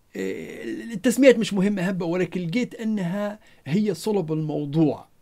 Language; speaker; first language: Arabic; non-native, local second language; Berber languages